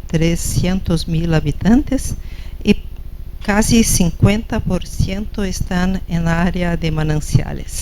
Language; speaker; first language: Spanish; non-native, fluent; Portuguese